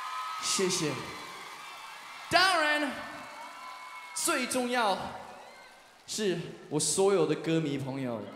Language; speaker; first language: Chinese; early bilingual, heritage; English